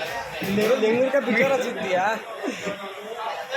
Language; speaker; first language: Hindi; non-native, learner; Bangla